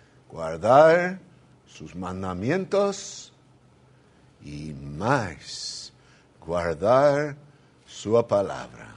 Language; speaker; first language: Spanish; non-native, fluent; English